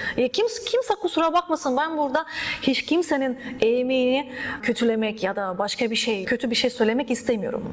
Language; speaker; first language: Turkish; early bilingual, other home language; Russian